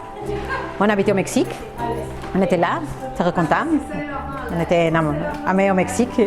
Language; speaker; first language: French; non-native, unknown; Spanish